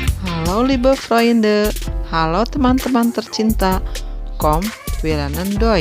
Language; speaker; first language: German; non-native, fluent; Indonesian